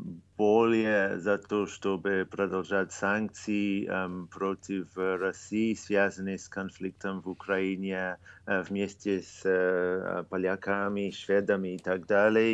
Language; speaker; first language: Russian; non-native, fluent; English